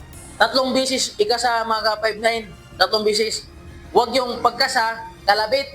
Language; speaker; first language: Filipino; native; Filipino